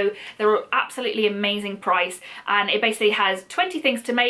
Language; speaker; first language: English; native; English